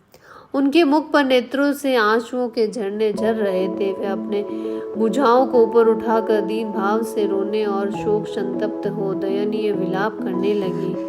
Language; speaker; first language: Hindi; native; Hindi